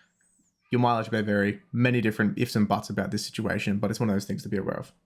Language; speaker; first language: English; native; English